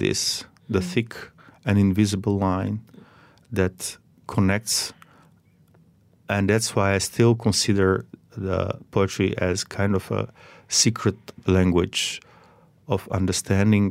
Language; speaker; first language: English; non-native, fluent; Macedonian